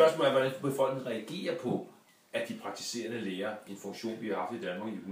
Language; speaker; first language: Danish; native; Danish